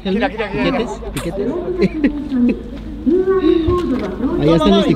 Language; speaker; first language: Spanish; native; Spanish